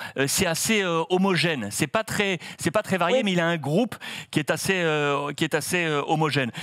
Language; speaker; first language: French; native; French